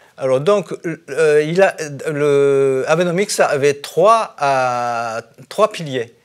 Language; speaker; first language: French; non-native, fluent; Japanese